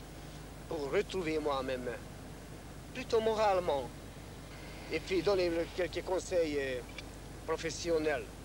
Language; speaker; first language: French; non-native, fluent; Hungarian